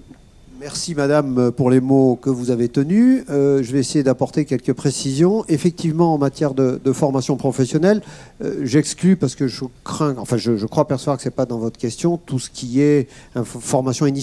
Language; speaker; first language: French; native; French